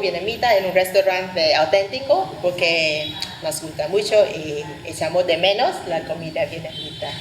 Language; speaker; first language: Spanish; non-native, fluent; Vietnamese